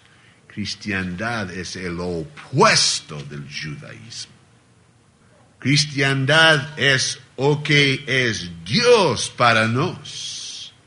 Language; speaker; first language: Spanish; non-native, learner; Portuguese